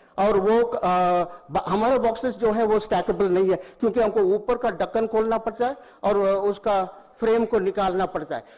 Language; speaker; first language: Hindi; non-native, local second language; Tamil